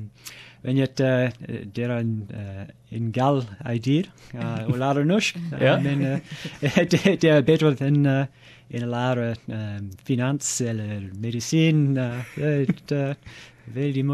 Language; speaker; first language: Norwegian; non-native, learner; English